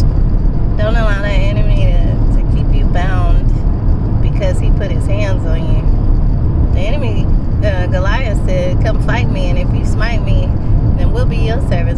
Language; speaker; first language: English; native; English